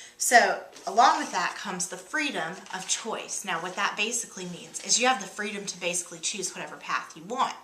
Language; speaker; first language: English; native; English